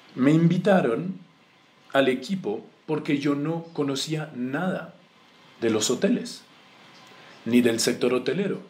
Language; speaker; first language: Spanish; non-native, fluent; English